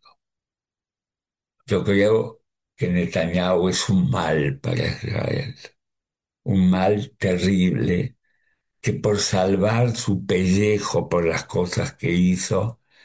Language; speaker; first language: Spanish; early bilingual, other home language; Yiddish